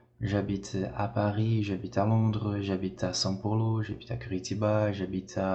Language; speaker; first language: French; non-native, fluent; Portuguese